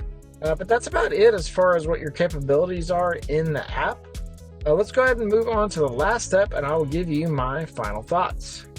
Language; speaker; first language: English; native; English